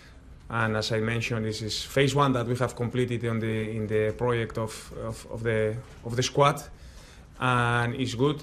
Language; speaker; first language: English; non-native, fluent; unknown